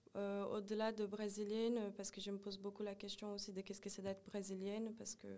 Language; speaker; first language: French; non-native, fluent; Portuguese